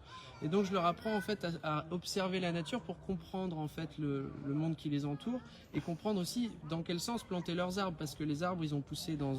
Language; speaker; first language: French; native; French